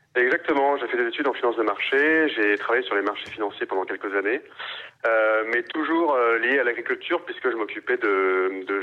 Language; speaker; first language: French; native; French